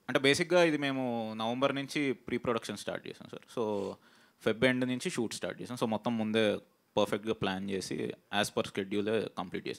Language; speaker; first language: Telugu; native; Telugu